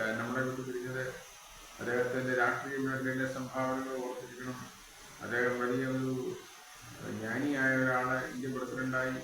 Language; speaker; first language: Malayalam; native; Malayalam